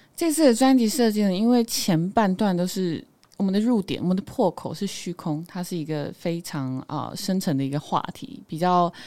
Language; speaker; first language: Chinese; non-native, local second language; Hakka Chinese